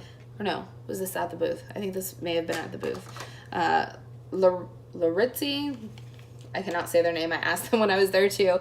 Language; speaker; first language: English; native; English